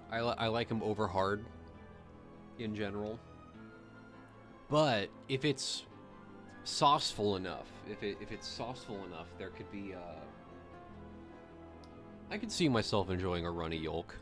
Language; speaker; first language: English; native; English